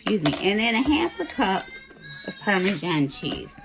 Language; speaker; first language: English; native; English